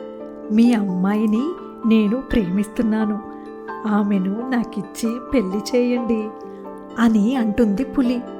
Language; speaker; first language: Telugu; native; Telugu